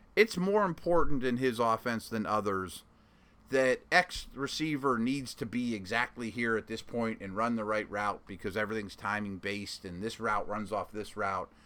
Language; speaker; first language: English; native; English